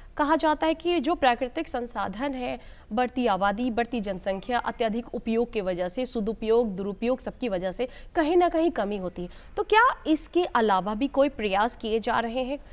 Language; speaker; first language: Hindi; native; Hindi